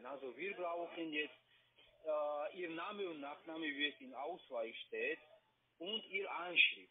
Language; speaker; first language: German; non-native, fluent; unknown